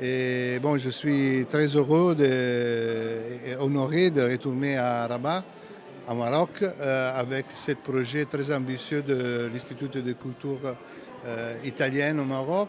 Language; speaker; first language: French; non-native, fluent; Italian